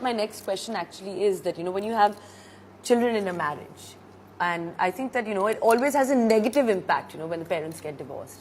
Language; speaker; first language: English; non-native, local second language; Hindi